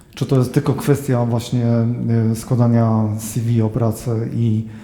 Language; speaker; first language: Polish; native; Polish